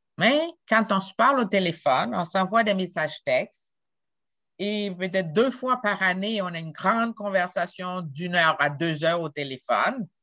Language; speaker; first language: French; non-native, local second language; Haitian Creole